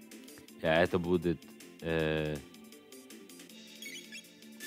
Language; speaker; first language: Russian; non-native, learner; English